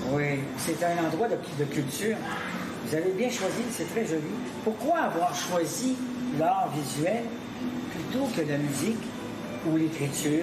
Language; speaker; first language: French; native; French